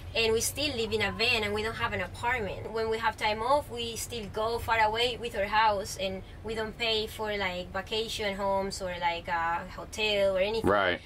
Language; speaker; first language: English; non-native, fluent; Spanish